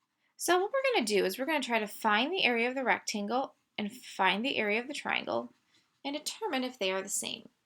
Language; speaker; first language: English; native; English